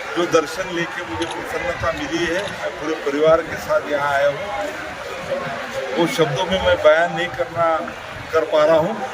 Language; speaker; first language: Hindi; non-native, local second language; Marathi